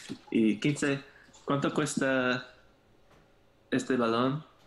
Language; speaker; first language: Spanish; non-native, learner; English